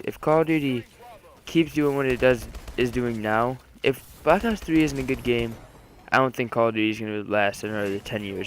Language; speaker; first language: English; native; English